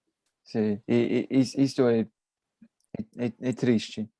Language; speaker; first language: Portuguese; non-native, learner; English